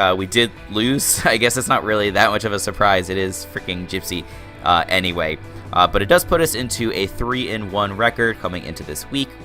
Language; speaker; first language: English; native; English